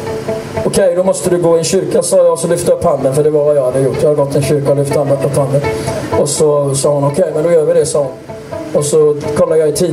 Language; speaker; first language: Swedish; native; Swedish